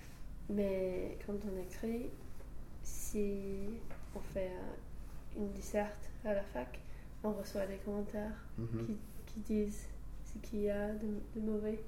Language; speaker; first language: French; non-native, fluent; English